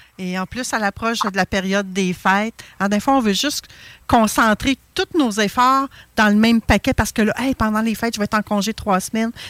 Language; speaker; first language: French; native; French